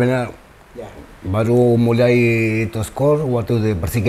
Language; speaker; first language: Indonesian; non-native, fluent; Spanish